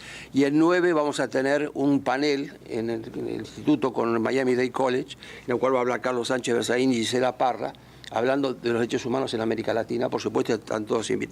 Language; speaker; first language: Spanish; native; Spanish